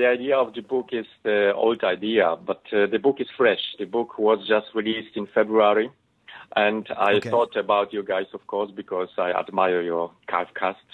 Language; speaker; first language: English; non-native, fluent; Polish